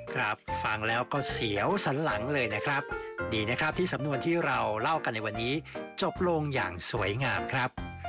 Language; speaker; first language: Thai; native; Thai